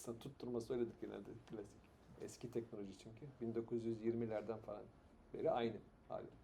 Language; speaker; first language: Turkish; native; Turkish